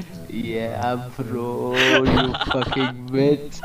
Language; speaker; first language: English; non-native, learner; Malayalam